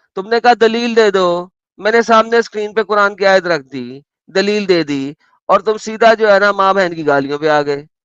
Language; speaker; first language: Urdu; native; Urdu